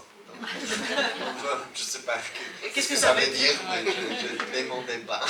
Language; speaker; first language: French; non-native, fluent; Spanish